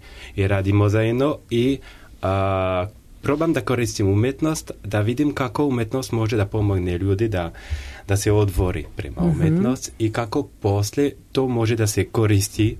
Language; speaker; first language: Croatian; non-native, learner; French